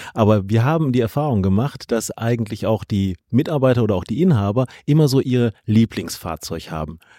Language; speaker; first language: German; native; German